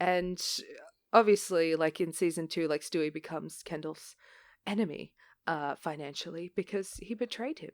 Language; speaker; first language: English; native; English